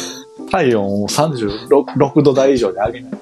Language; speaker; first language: Japanese; native; Japanese